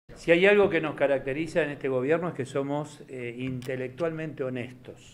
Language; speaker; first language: Spanish; native; Spanish